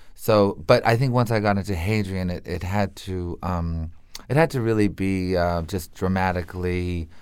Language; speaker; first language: English; native; English